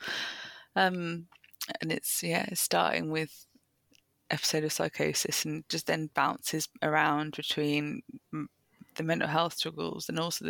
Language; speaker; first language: English; native; English